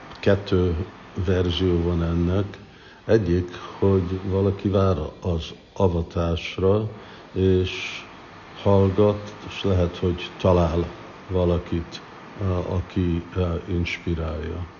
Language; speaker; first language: Hungarian; early bilingual, heritage; English